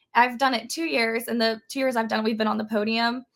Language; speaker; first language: English; native; English